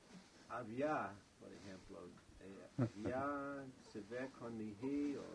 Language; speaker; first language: Spanish; non-native, fluent; English